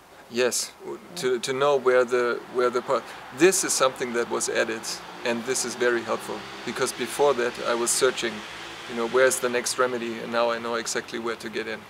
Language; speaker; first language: English; non-native, fluent; German